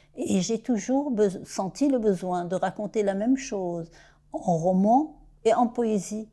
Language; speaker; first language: French; non-native, local second language; Arabic